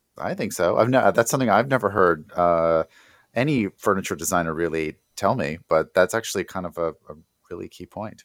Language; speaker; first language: English; native; English